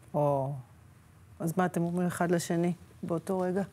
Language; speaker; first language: Hebrew; native; Hebrew